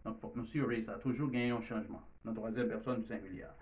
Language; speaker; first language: French; non-native, learner; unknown